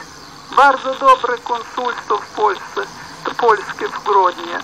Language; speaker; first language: Polish; early bilingual, heritage; Polish